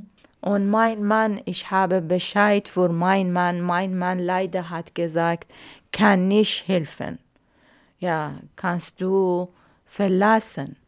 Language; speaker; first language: German; non-native, learner; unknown